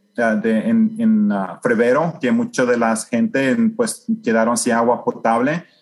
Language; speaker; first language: Spanish; native; Spanish